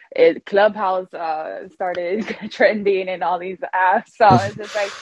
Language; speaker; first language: English; early bilingual, other home language; Spanish